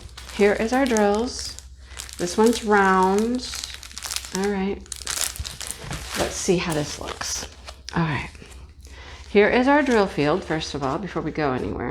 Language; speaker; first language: English; native; English